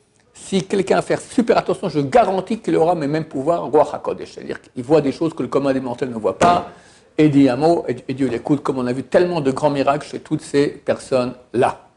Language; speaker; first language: French; native; French